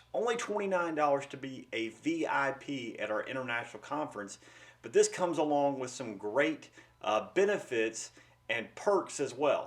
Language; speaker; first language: English; native; English